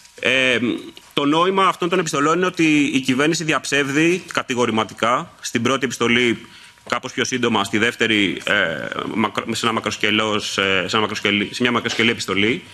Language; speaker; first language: Greek; native; Greek